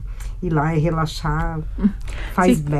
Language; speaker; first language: Spanish; non-native, learner; Portuguese